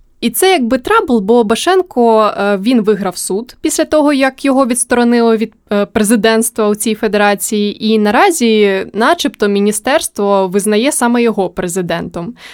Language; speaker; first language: Ukrainian; native; Ukrainian